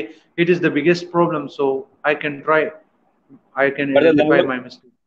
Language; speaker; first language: English; non-native, learner; Pashto